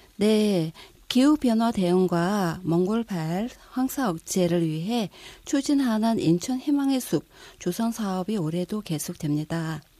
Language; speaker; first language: Korean; non-native, fluent; Mongolian